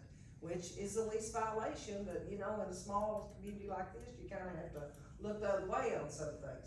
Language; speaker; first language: English; native; English